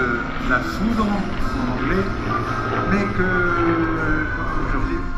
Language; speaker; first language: French; native; French